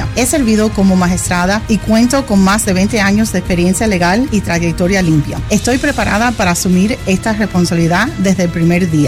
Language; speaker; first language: Spanish; early bilingual, heritage; Spanish